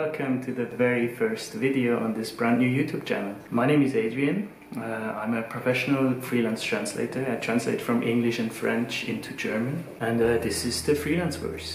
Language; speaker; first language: English; non-native, fluent; Swiss German